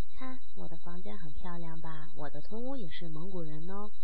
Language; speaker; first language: Chinese; non-native, fluent; Mongolian